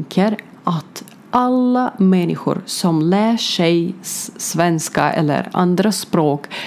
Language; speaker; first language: Swedish; non-native, learner; Ukrainian